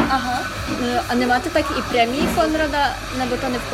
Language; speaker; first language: Czech; non-native, fluent; Ukrainian